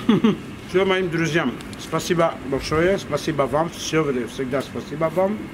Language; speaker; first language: Russian; non-native, fluent; Armenian